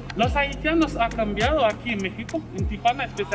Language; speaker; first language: Spanish; non-native, learner; Haitian Creole